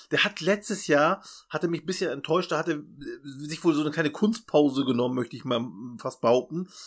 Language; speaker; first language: German; early bilingual, other home language; Turkish